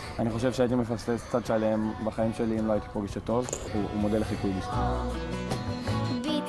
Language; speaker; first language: Hebrew; native; Hebrew